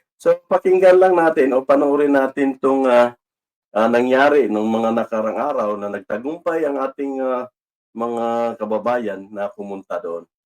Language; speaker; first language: Filipino; non-native, local second language; Cebuano